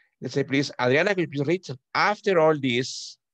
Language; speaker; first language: English; non-native, fluent; Spanish